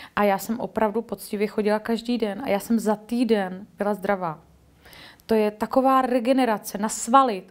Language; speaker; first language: Czech; native; Czech